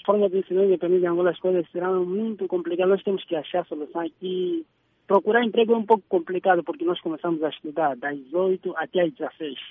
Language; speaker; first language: Portuguese; native; Portuguese